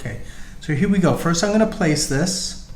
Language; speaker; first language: English; native; English